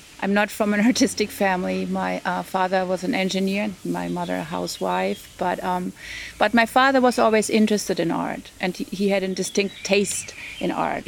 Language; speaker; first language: English; non-native, fluent; German